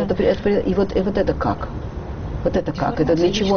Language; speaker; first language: Russian; native; Russian